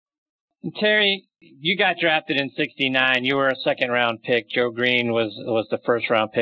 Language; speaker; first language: English; native; English